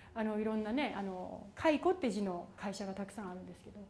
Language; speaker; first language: Japanese; native; Japanese